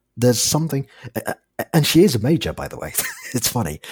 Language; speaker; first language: English; non-native, fluent; Arabic